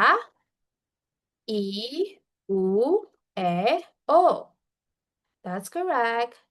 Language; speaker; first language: English; non-native, fluent; Indonesian